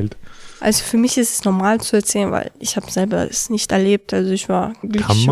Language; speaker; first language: German; early bilingual, other home language; Chechen